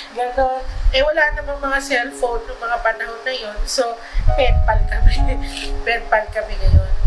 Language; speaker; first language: Filipino; non-native, local second language; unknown